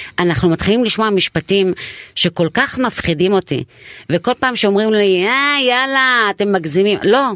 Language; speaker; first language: Hebrew; non-native, local second language; Arabic